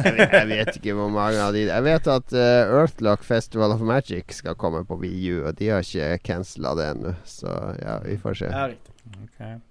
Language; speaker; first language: Norwegian; native; Norwegian